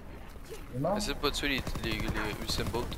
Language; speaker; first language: French; native; French